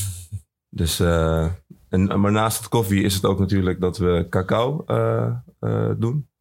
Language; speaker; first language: Dutch; early bilingual, other home language; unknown